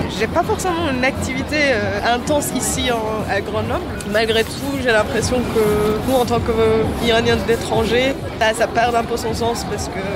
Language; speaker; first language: French; non-native, fluent; Persian